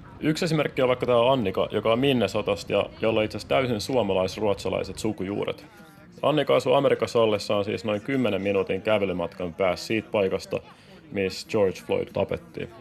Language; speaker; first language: Finnish; native; Finnish